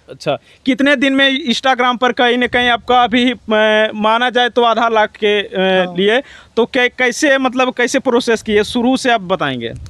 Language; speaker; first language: Hindi; native; Hindi